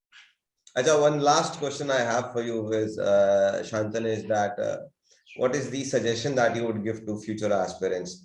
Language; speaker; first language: English; non-native, local second language; Hindi